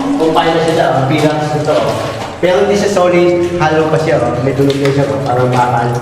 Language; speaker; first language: Filipino; non-native, local second language; Bikol